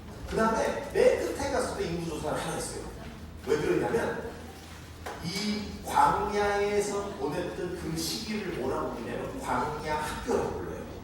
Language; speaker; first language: Korean; native; Korean